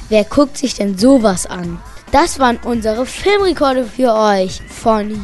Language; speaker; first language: German; native; German